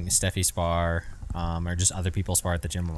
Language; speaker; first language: English; native; English